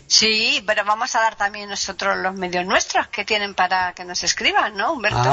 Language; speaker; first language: Spanish; native; Spanish